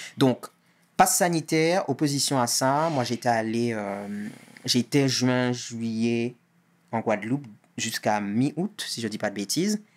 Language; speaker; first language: French; native; French